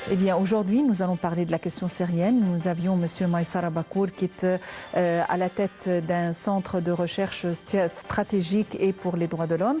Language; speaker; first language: French; non-native, local second language; Arabic